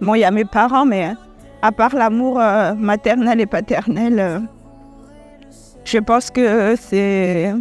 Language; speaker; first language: French; early bilingual, other home language; Malagasy